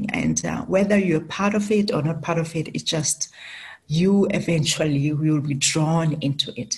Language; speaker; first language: English; non-native, local second language; Southern Sotho